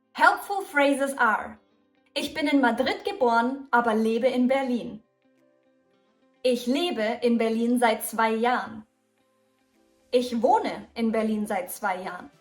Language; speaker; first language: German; early bilingual, other home language; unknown